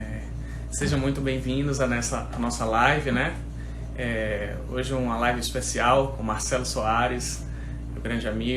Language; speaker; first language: Portuguese; native; Portuguese